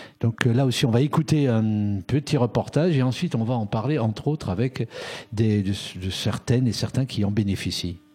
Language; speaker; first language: French; native; French